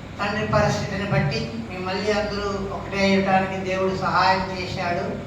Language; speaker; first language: Telugu; non-native, local second language; Tamil